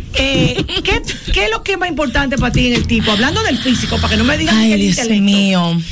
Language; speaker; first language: Spanish; native; Spanish